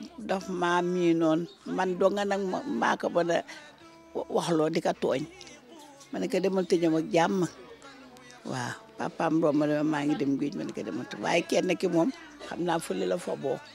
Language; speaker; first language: Wolof; native; Wolof